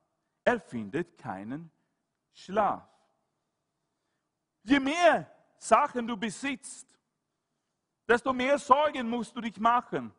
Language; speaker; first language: German; non-native, fluent; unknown